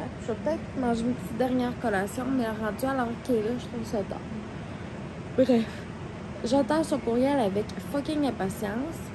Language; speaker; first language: French; native; French